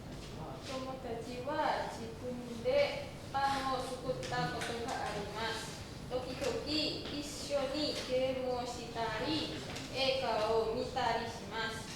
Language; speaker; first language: Japanese; non-native, learner; Indonesian